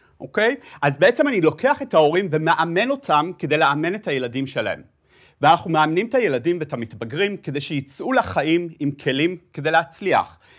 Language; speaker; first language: Hebrew; native; Hebrew